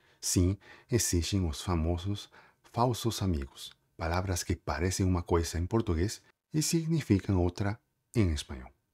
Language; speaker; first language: Portuguese; non-native, fluent; Spanish